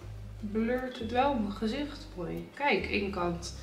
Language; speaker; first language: Dutch; native; Dutch